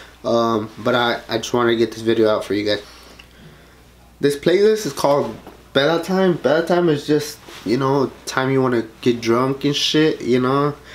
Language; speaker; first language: English; early bilingual, other home language; Spanish